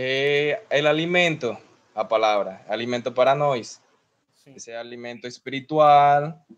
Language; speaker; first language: Portuguese; non-native, learner; Spanish